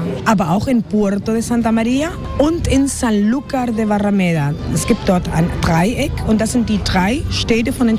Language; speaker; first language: German; non-native, fluent; Spanish